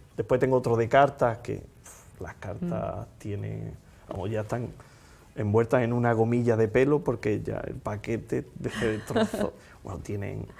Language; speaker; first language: Spanish; native; Spanish